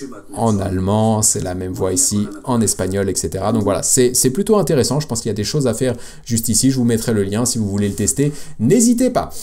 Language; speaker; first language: French; native; French